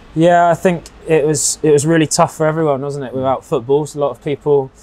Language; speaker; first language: English; native; English